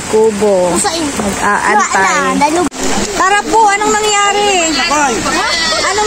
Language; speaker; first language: Filipino; native; Filipino